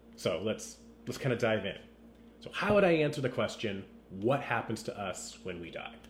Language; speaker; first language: English; native; English